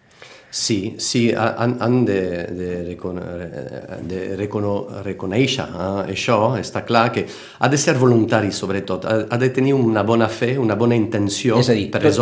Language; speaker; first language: Catalan; non-native, fluent; French